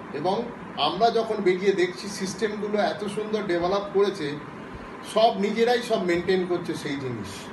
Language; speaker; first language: Bangla; native; Bangla